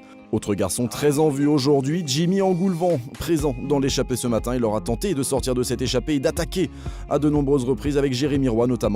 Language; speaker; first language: French; native; French